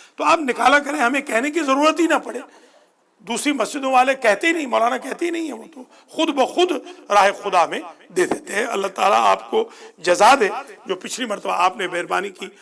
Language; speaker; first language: Urdu; non-native, local second language; Punjabi